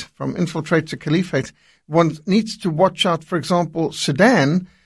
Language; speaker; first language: English; native; English